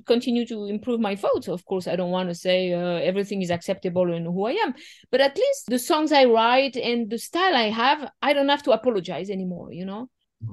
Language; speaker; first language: English; non-native, fluent; French